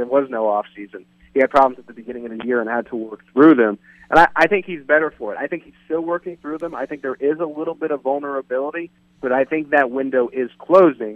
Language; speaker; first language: English; native; English